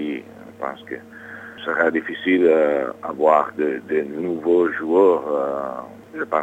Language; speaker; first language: French; non-native, learner; Italian